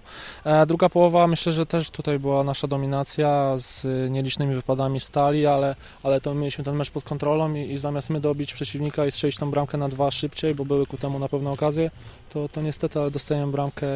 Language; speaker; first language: Polish; native; Polish